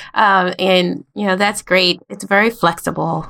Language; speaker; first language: English; native; English